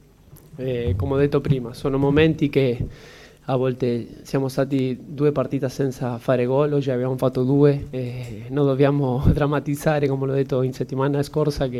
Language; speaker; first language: Italian; non-native, fluent; Spanish